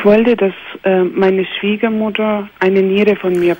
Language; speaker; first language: German; non-native, fluent; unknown